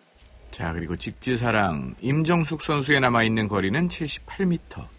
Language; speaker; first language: Korean; native; Korean